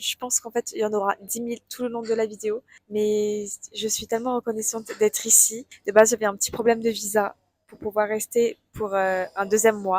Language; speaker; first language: French; native; French